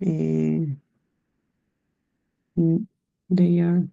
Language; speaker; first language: English; non-native, learner; Spanish